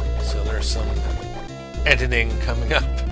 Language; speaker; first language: English; native; English